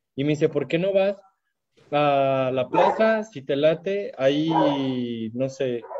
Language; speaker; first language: Spanish; native; Spanish